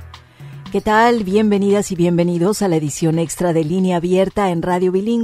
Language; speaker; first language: Spanish; native; Spanish